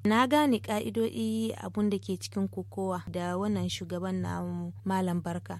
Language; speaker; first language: Hausa; native; Hausa